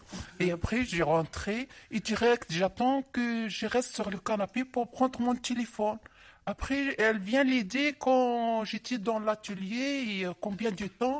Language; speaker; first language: French; non-native, learner; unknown